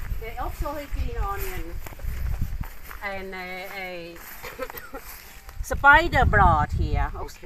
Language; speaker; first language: English; non-native, learner; Thai